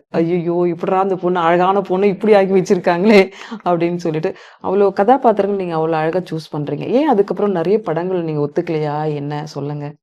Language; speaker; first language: Tamil; native; Tamil